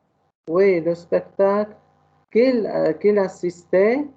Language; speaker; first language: French; non-native, learner; Arabic